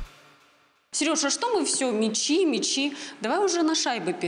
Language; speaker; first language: Russian; native; Russian